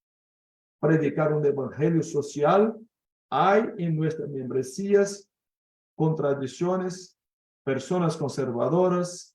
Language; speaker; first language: Spanish; non-native, fluent; Portuguese